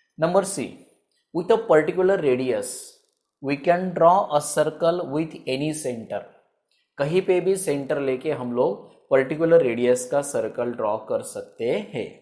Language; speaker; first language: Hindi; non-native, local second language; Marathi